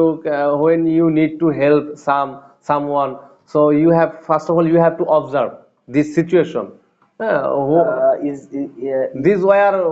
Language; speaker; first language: English; non-native, learner; Bangla